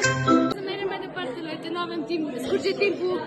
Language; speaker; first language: Romanian; early bilingual, heritage; Romanian